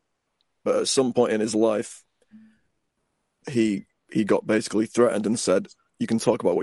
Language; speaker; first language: English; native; English